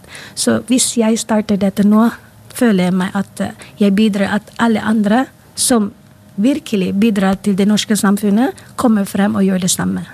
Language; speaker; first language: Norwegian; non-native, fluent; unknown